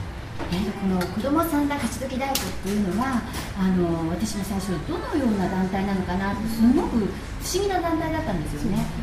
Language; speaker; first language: Japanese; native; Japanese